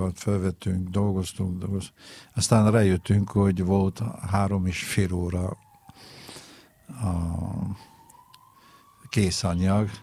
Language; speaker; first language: Hungarian; non-native, fluent; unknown